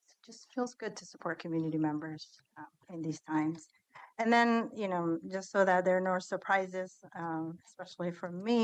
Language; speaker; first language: English; early bilingual, other home language; Somali